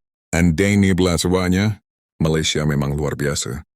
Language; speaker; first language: Malay; native; Malay